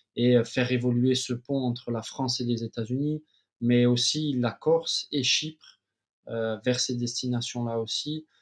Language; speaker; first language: French; native; French